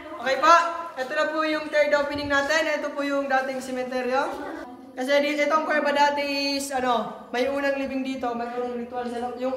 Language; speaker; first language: Filipino; non-native, local second language; Bikol